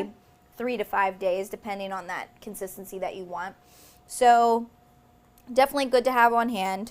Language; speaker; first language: English; native; English